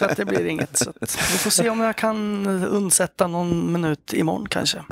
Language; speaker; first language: Swedish; native; Swedish